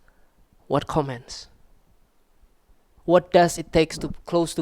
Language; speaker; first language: English; non-native, local second language; Indonesian